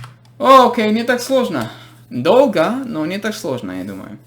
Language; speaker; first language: Russian; non-native, fluent; English